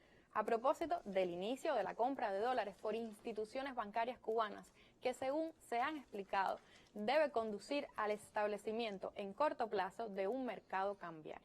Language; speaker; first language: Spanish; native; Spanish